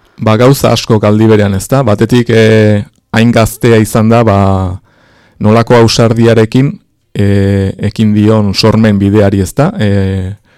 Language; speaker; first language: Basque; native; Basque